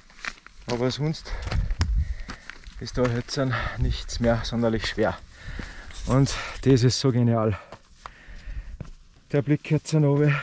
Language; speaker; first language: German; native; German